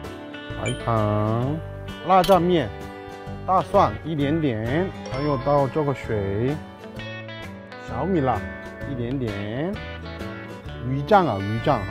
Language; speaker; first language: Chinese; non-native, fluent; Korean